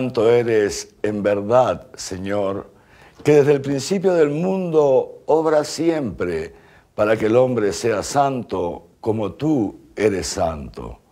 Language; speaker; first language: Spanish; native; Spanish